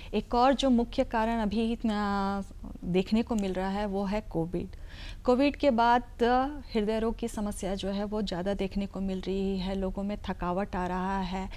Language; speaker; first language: Hindi; native; Hindi